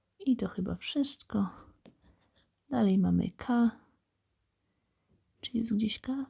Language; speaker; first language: Polish; native; Polish